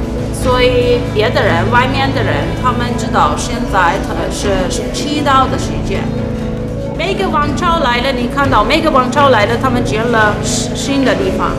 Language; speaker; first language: Chinese; non-native, learner; Persian